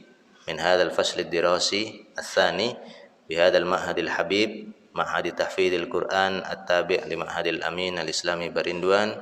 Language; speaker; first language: Arabic; non-native, fluent; Indonesian